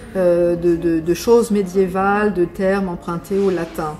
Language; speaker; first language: French; native; French